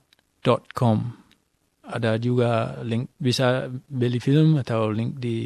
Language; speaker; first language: Indonesian; non-native, fluent; English